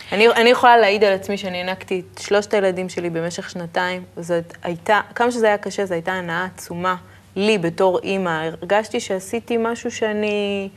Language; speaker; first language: Hebrew; native; Hebrew